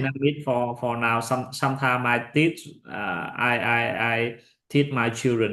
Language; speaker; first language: English; non-native, learner; Vietnamese